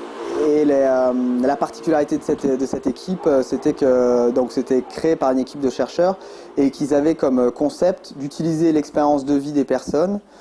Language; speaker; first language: French; native; French